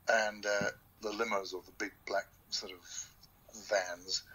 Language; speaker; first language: English; native; English